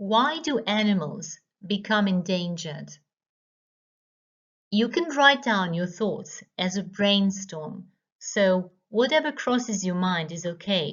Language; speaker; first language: English; non-native, fluent; Croatian